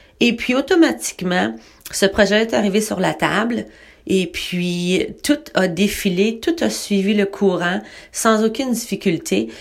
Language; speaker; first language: French; native; French